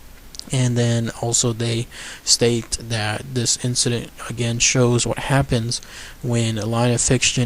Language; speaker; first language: English; native; English